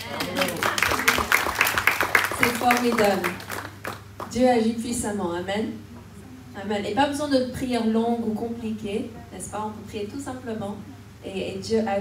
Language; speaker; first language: French; native; French